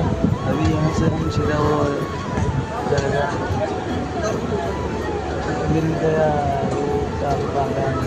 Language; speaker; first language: Hindi; non-native, local second language; Bangla